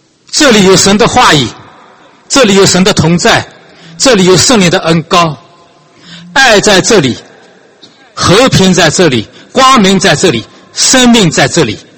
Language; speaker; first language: Chinese; native; Chinese